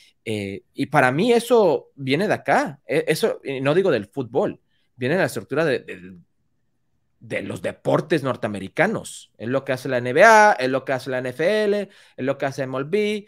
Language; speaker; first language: Spanish; early bilingual, heritage; Spanish